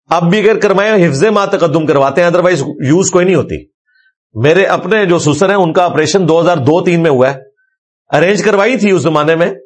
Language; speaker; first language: Urdu; non-native, local second language; Punjabi